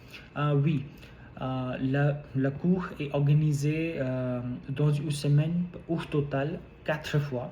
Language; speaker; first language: French; non-native, learner; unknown